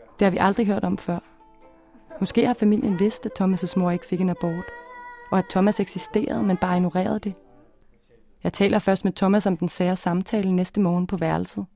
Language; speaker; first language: Danish; native; Danish